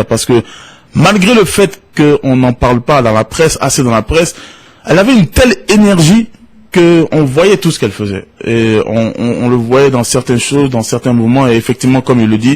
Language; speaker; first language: French; non-native, local second language; Bambara